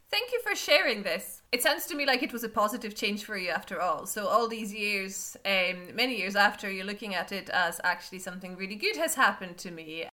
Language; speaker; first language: English; non-native, fluent; Polish